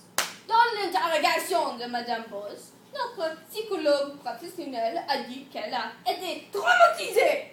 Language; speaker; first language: French; non-native, learner; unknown